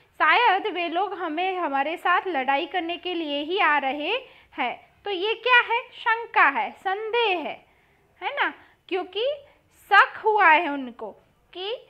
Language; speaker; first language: Hindi; non-native, local second language; Gujarati